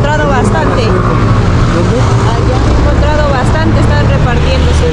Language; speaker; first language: Spanish; native; Spanish